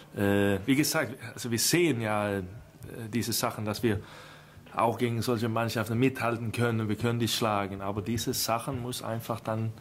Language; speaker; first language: German; non-native, fluent; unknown